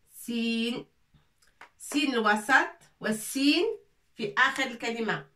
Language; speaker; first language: Arabic; non-native, fluent; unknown